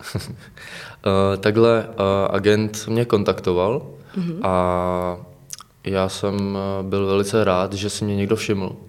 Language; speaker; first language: Czech; native; Czech